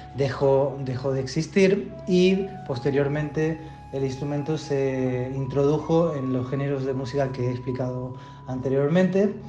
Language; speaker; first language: Spanish; native; Spanish